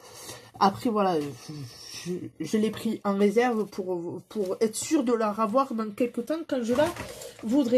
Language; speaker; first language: French; native; French